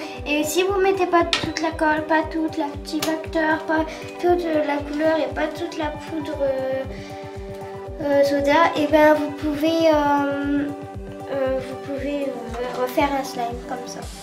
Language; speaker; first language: French; native; French